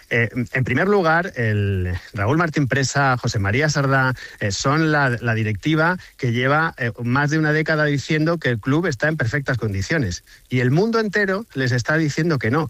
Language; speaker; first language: Spanish; native; Spanish